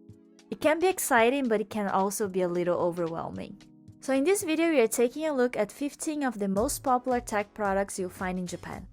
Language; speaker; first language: English; native; English